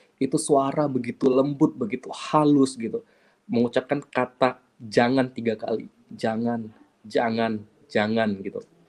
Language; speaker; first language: Indonesian; non-native, local second language; Achinese